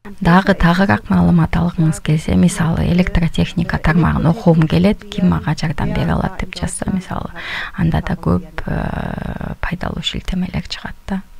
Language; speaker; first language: Kyrgyz; native; Kyrgyz